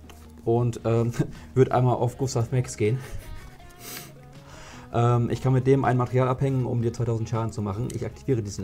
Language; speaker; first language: German; native; German